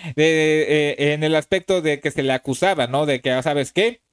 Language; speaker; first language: Spanish; native; Spanish